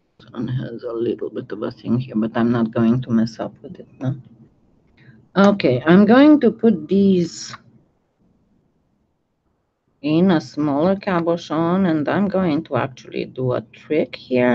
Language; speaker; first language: English; non-native, fluent; French